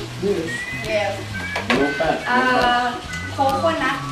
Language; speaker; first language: English; non-native, learner; Thai